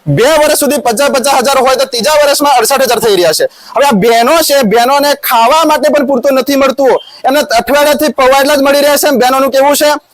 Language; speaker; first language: Gujarati; non-native, local second language; Rathawi